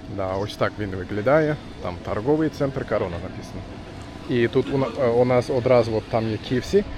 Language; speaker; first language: Ukrainian; non-native, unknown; Turkish